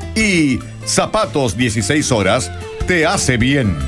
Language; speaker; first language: Spanish; native; Spanish